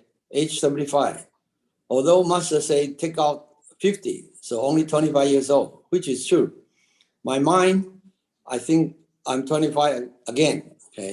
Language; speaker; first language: English; non-native, local second language; Chinese